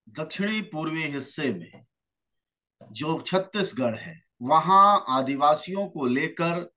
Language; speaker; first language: Hindi; native; Hindi